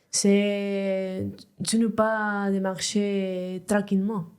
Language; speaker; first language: French; non-native, learner; Spanish